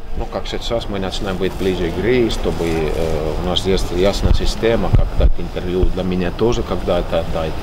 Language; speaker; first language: Russian; non-native, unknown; Finnish